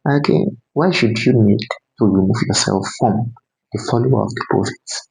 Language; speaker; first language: English; non-native, local second language; Yoruba